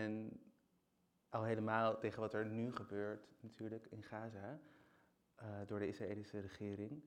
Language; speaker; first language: Dutch; native; Dutch